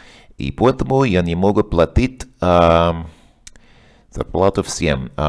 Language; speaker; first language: Russian; non-native, learner; English